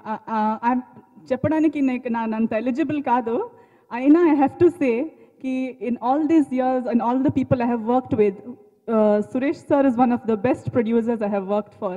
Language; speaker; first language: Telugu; non-native, learner; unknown